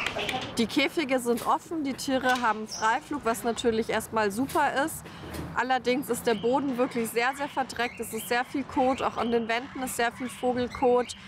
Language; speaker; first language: German; native; German